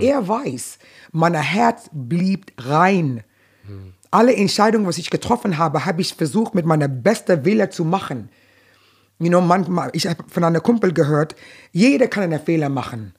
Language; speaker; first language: German; non-native, fluent; English